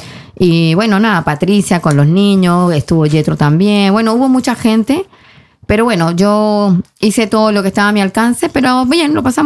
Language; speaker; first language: Spanish; native; Spanish